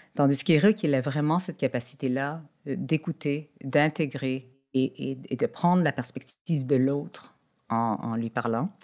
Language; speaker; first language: French; native; French